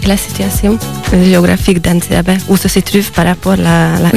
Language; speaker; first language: French; non-native, fluent; Hungarian